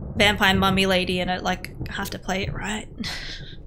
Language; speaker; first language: English; native; English